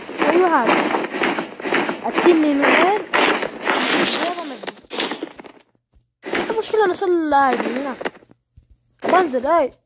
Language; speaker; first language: Arabic; native; Arabic